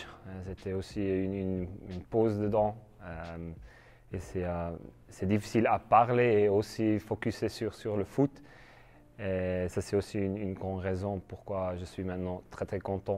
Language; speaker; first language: French; non-native, learner; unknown